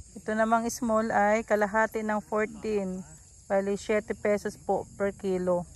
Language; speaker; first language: Filipino; non-native, local second language; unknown